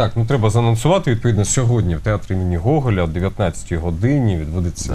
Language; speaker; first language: Ukrainian; native; Ukrainian